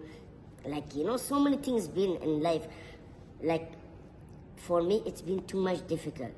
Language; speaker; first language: English; non-native, learner; Tajik